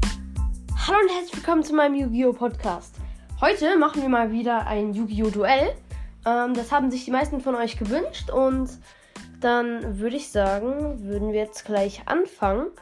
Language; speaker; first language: German; native; German